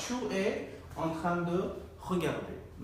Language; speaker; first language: French; non-native, fluent; Bangla